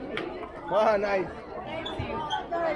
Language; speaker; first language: English; non-native, local second language; Filipino